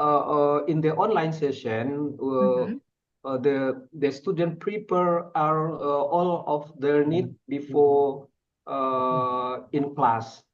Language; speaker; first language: English; non-native, fluent; Indonesian